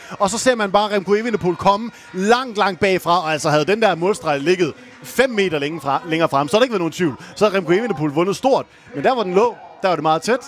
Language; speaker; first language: Danish; native; Danish